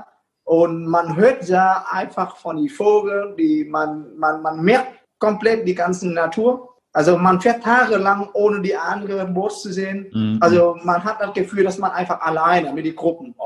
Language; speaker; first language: German; non-native, fluent; Vietnamese